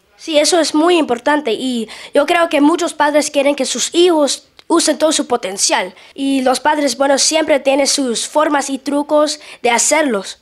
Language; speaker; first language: Spanish; early bilingual, heritage; Spanish